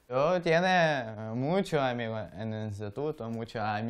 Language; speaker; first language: Spanish; non-native, learner; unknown